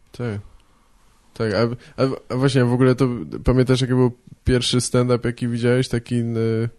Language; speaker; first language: Polish; native; Polish